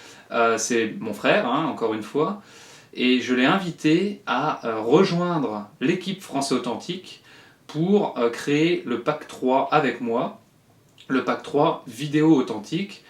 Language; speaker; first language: French; native; French